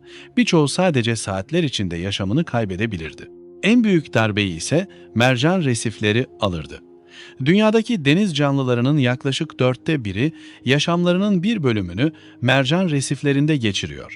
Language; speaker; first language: Turkish; native; Turkish